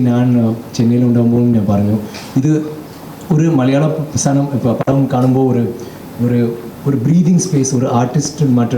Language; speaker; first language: Malayalam; non-native, local second language; Tamil